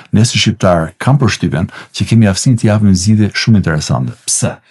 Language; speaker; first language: Albanian; native; Albanian